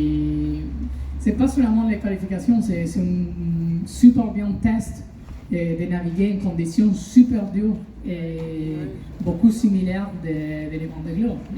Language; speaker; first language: French; non-native, learner; Italian